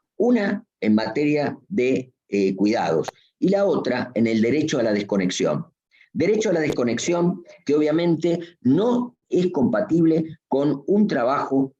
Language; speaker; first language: Spanish; native; Spanish